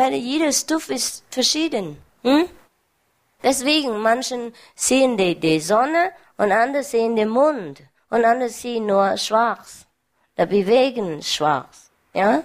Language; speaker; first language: German; non-native, learner; Vietnamese